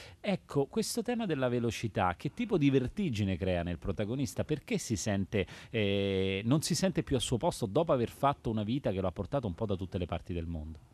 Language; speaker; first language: Italian; native; Italian